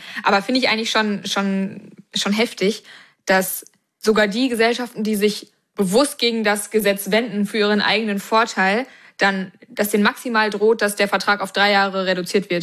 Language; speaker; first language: German; native; German